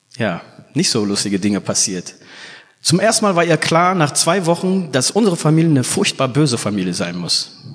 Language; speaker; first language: German; early bilingual, other home language; Fula